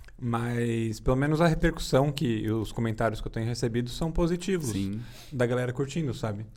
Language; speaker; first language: Portuguese; native; Portuguese